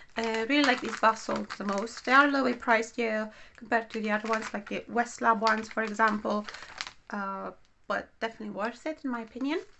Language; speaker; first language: English; non-native, fluent; Romanian